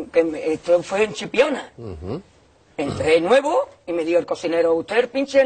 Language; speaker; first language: Spanish; native; Spanish